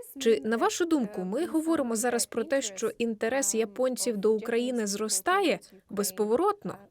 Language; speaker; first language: Ukrainian; native; Ukrainian